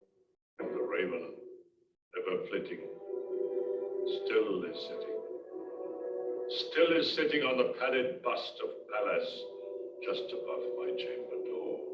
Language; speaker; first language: English; native; English